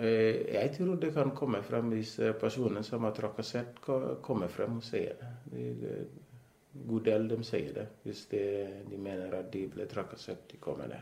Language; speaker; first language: Norwegian; non-native, fluent; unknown